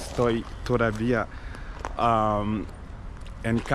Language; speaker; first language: Spanish; non-native, learner; French